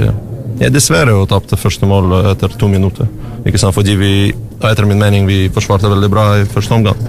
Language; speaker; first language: Norwegian; non-native, learner; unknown